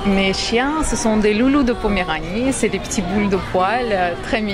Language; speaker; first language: French; non-native, fluent; Russian